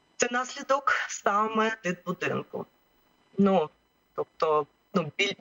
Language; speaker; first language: Ukrainian; native; Ukrainian